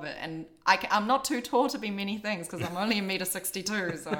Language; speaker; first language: English; native; English